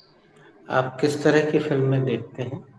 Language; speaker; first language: Hindi; native; Hindi